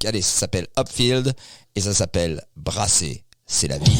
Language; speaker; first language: French; native; French